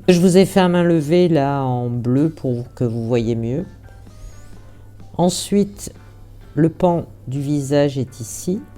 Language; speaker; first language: French; native; French